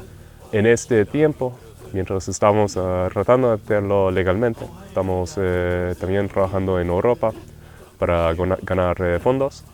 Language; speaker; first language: Spanish; non-native, fluent; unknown